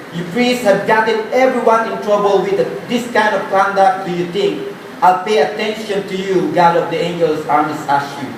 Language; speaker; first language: English; non-native, local second language; Filipino